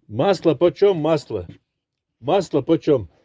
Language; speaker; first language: Russian; non-native, local second language; Chechen